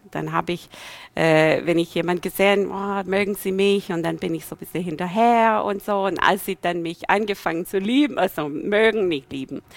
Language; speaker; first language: German; non-native, fluent; English